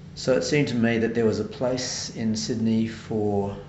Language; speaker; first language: English; native; English